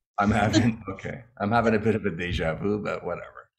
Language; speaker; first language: English; early bilingual, other home language; Italian